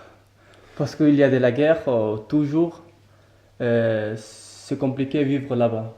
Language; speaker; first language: French; non-native, learner; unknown